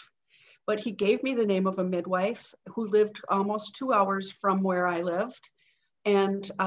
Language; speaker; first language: English; native; English